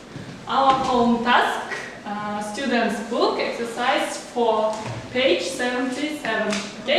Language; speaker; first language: English; non-native, learner; Kazakh